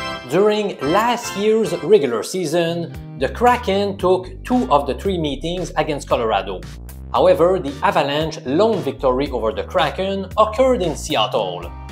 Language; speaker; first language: English; non-native, fluent; French